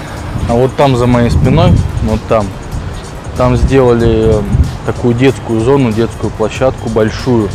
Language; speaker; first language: Russian; native; Russian